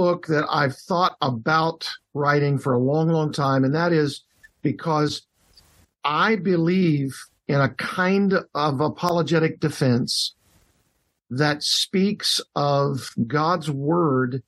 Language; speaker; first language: English; native; English